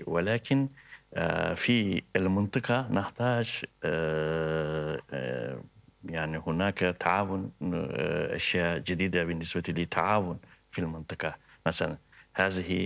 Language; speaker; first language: Arabic; non-native, fluent; Turkish